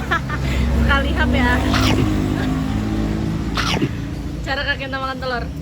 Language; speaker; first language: Indonesian; native; Indonesian